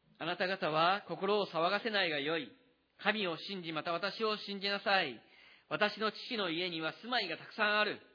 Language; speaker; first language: Japanese; native; Japanese